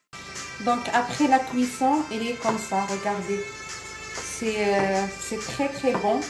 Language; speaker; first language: French; non-native, local second language; Arabic